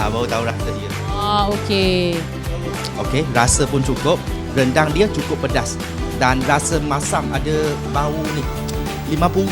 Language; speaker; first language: Malay; native; Malay